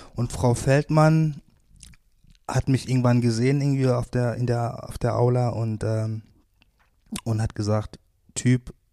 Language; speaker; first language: German; native; German